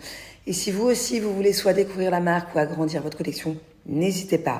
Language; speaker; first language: French; native; French